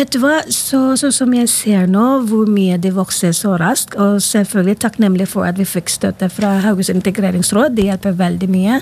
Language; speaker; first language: Norwegian; non-native, fluent; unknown